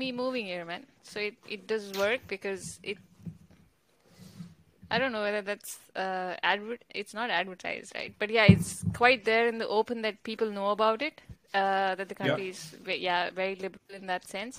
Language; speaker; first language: English; non-native, local second language; Hindi